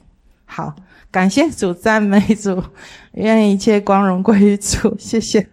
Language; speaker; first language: Chinese; native; Chinese